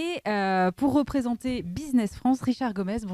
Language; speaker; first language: French; native; French